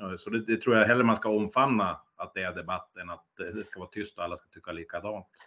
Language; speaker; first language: Swedish; native; Swedish